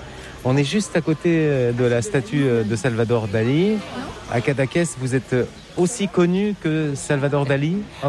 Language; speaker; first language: French; native; French